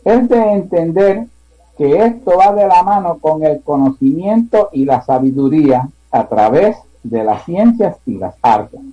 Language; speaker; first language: Spanish; native; Spanish